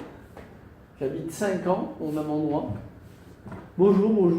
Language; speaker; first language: French; non-native, fluent; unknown